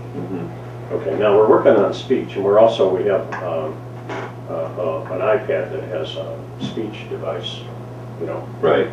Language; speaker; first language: English; native; English